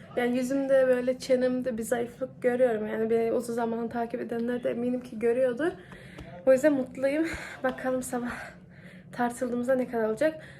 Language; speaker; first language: Turkish; early bilingual, heritage; Turkish